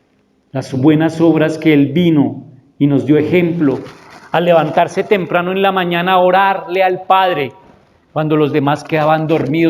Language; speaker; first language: Spanish; native; Spanish